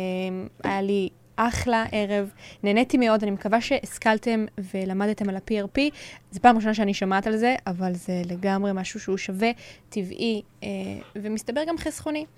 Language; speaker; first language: Hebrew; native; Hebrew